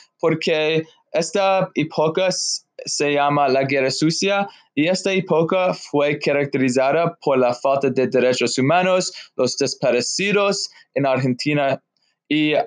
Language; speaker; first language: Spanish; non-native, learner; English